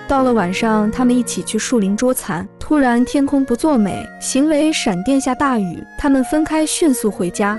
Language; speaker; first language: Chinese; native; Chinese